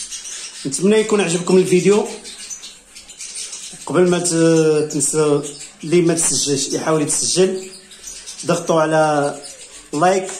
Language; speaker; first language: Arabic; native; Arabic